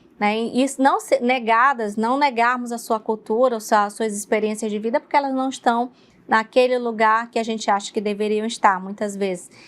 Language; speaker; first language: Portuguese; native; Portuguese